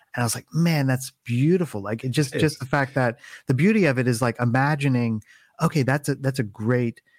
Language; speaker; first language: English; native; English